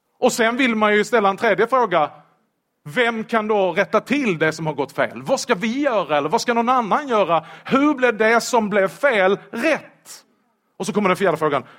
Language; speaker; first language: Swedish; native; Swedish